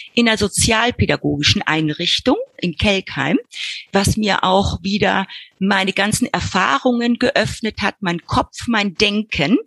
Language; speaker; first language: German; early bilingual, heritage; Spanish